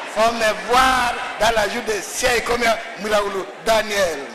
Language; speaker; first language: French; non-native, local second language; Swahili